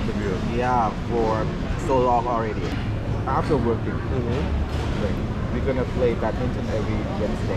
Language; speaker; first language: English; non-native, fluent; Thai